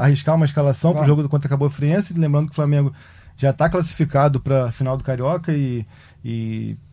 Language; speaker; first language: Portuguese; native; Portuguese